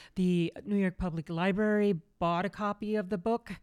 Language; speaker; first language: English; early bilingual, other home language; German